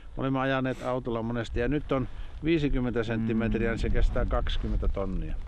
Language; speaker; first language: Finnish; native; Finnish